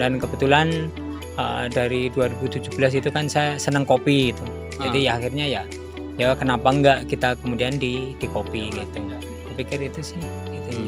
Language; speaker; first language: Indonesian; native; Indonesian